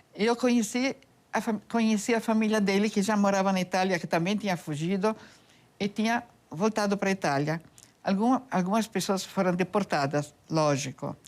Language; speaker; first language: Portuguese; non-native, fluent; Italian